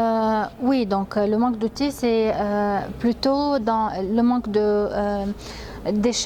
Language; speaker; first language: French; non-native, fluent; Arabic